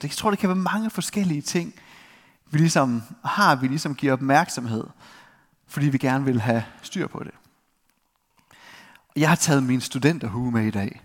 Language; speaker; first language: Danish; native; Danish